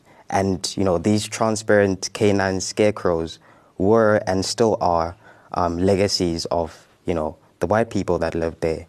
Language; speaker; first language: English; non-native, local second language; Zulu